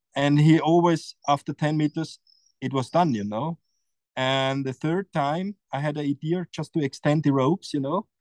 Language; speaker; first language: English; non-native, learner; German